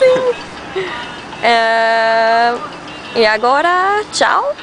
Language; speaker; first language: Portuguese; non-native, learner; English